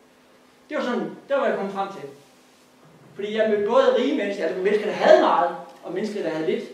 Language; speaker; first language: Danish; native; Danish